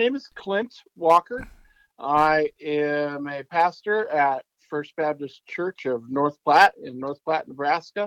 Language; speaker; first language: English; native; English